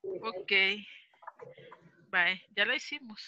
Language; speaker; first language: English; non-native, learner; Spanish